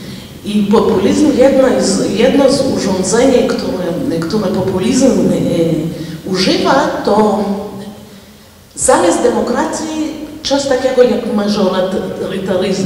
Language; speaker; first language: Polish; non-native, fluent; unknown